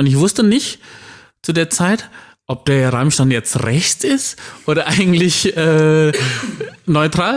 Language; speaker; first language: German; non-native, fluent; Indonesian